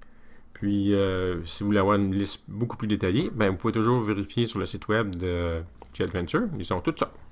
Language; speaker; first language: French; native; French